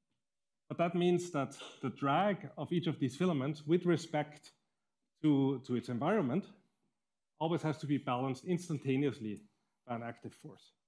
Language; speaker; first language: English; non-native, fluent; German